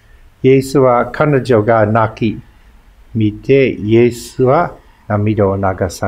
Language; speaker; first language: Japanese; non-native, fluent; English